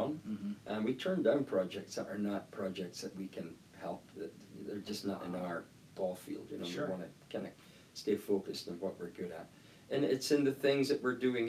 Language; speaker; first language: English; native; English